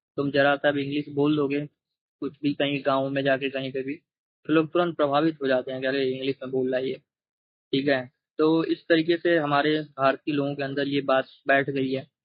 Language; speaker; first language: Hindi; native; Hindi